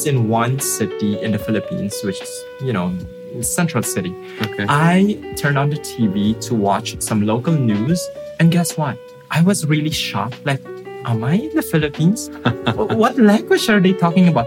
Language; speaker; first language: English; non-native, local second language; Filipino